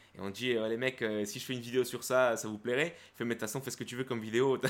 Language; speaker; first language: French; early bilingual, other home language; Spanish